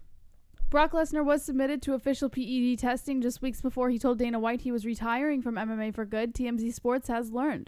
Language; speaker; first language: English; native; English